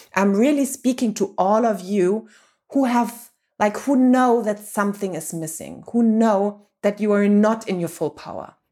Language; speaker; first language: English; non-native, fluent; German